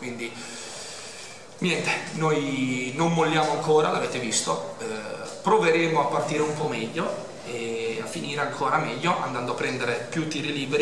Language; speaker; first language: Italian; native; Italian